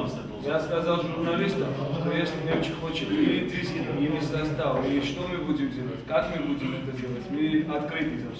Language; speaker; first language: Russian; non-native, fluent; Georgian